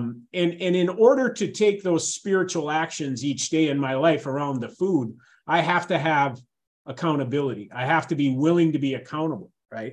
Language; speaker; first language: English; native; English